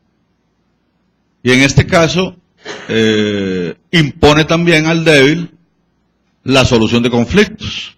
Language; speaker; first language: Spanish; native; Spanish